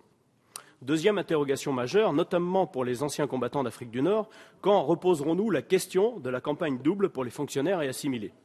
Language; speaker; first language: French; native; French